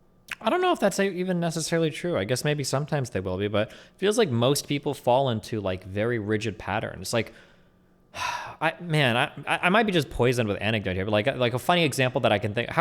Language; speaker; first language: English; native; English